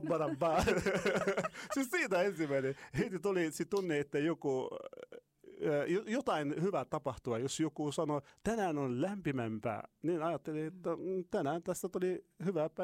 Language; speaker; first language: Finnish; non-native, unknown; Arabic